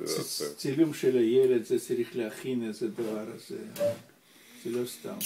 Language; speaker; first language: Hebrew; non-native, fluent; Russian